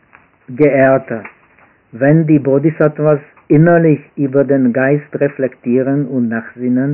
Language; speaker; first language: German; non-native, fluent; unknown